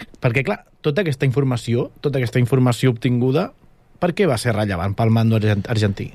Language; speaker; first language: Catalan; native; Catalan